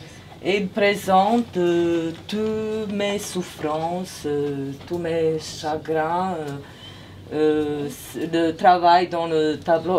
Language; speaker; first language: French; non-native, fluent; Serbian